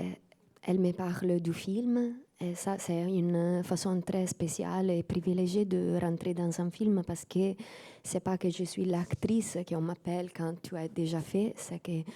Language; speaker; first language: French; non-native, fluent; Italian